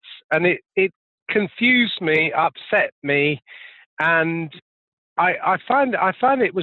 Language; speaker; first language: English; native; English